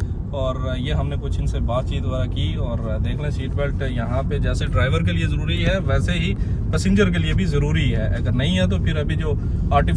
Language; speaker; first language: Hindi; native; Hindi